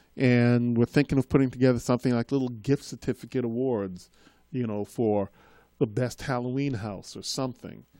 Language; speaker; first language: English; native; English